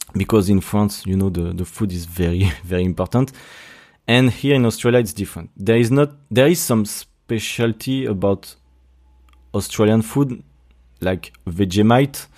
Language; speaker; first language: English; non-native, fluent; French